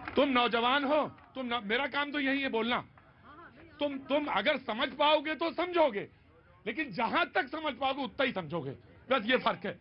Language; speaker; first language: Hindi; native; Hindi